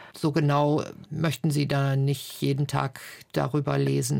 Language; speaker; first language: German; native; German